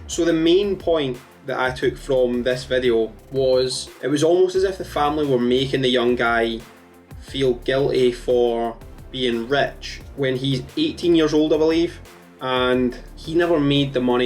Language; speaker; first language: English; native; English